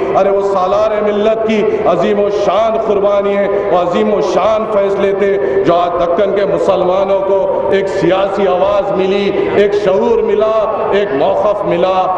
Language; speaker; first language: Urdu; native; Urdu